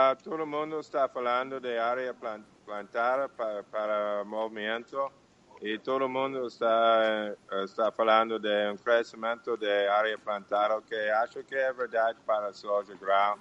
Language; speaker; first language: Portuguese; non-native, fluent; English